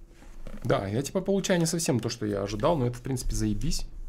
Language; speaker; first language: Russian; native; Russian